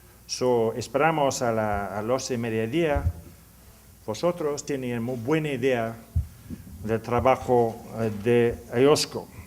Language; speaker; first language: Spanish; non-native, learner; English